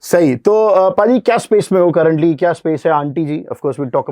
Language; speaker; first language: Hindi; native; Hindi